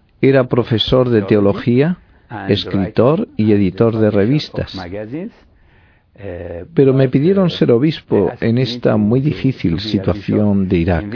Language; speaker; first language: Spanish; non-native, fluent; Arabic